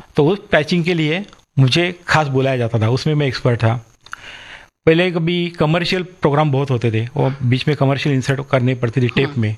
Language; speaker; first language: Hindi; non-native, local second language; Marathi